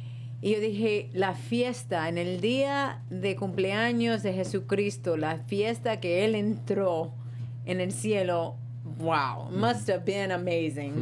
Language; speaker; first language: Spanish; early bilingual, heritage; Spanish